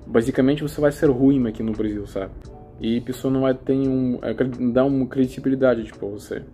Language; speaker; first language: Portuguese; non-native, learner; Russian